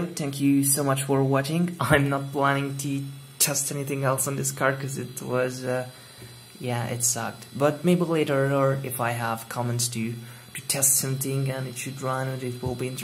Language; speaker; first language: English; non-native, fluent; Hungarian